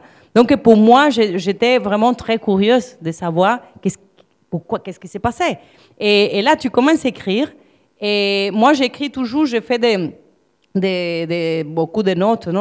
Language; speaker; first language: French; non-native, fluent; Spanish